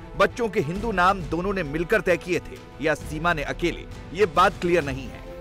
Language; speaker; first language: Hindi; native; Hindi